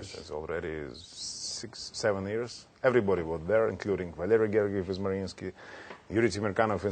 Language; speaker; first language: English; non-native, learner; Russian